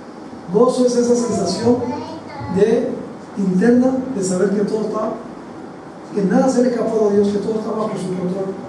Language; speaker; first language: Spanish; native; Spanish